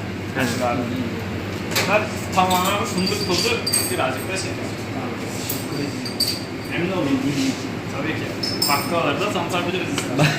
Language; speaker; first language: Turkish; native; Turkish